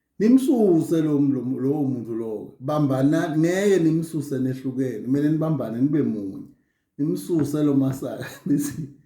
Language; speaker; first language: Zulu; non-native, local second language; Swati